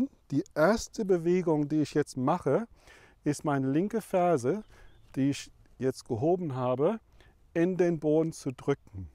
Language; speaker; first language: German; non-native, fluent; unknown